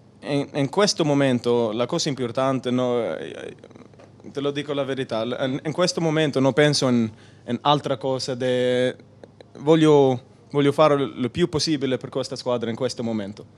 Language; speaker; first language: Italian; non-native, learner; Spanish